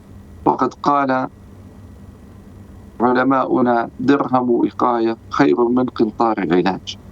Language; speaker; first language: Arabic; native; Arabic